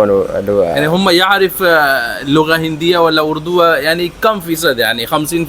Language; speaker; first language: Arabic; non-native, learner; Hindi